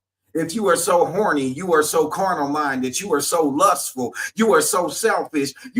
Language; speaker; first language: English; native; English